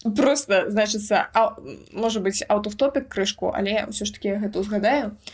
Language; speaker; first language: Belarusian; non-native, local second language; Russian